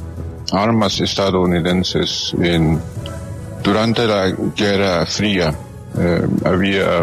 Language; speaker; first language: Spanish; non-native, fluent; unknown